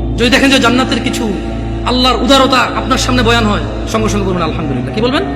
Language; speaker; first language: Bangla; early bilingual, heritage; Bangla